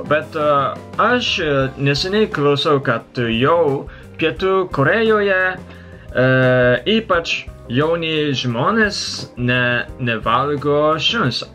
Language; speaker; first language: Lithuanian; non-native, learner; Japanese